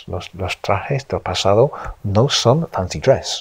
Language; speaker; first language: Spanish; non-native, fluent; English